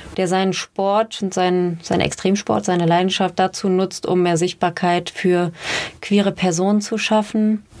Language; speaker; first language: German; native; German